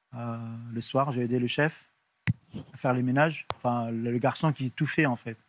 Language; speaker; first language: French; non-native, fluent; Arabic